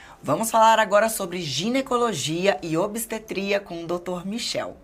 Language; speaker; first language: Portuguese; native; Portuguese